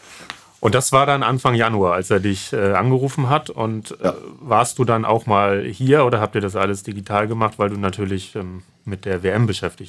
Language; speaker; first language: German; native; German